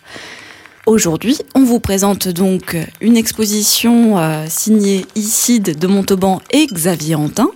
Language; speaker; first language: French; native; French